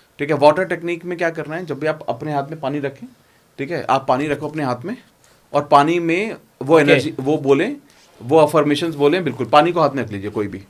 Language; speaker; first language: Hindi; native; Hindi